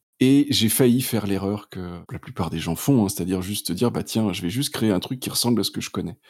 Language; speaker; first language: French; native; French